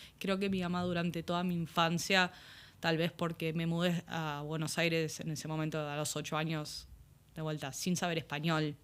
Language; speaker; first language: Spanish; early bilingual, other home language; English